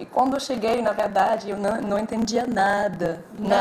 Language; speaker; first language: Portuguese; non-native, fluent; French